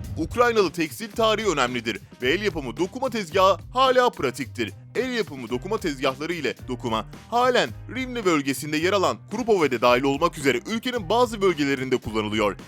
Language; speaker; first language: Turkish; native; Turkish